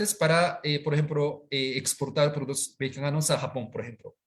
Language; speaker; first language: Spanish; non-native, fluent; Japanese